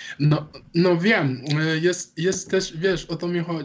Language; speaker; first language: Polish; non-native, learner; Wolof